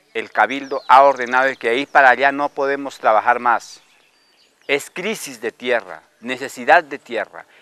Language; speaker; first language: Spanish; non-native, local second language; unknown